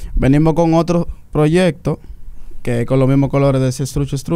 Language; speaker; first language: Spanish; early bilingual, heritage; Spanish